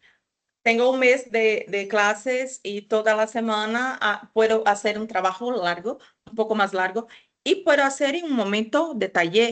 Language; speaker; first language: Spanish; non-native, fluent; Portuguese